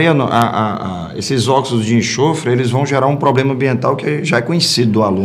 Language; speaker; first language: Portuguese; native; Portuguese